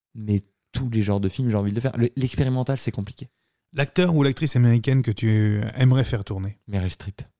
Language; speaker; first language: French; early bilingual, other home language; Arabic